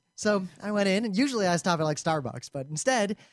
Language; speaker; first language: English; native; English